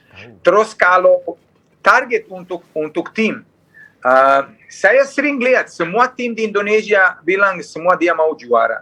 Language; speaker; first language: Indonesian; non-native, fluent; Serbian